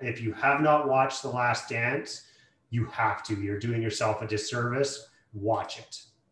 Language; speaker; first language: English; native; English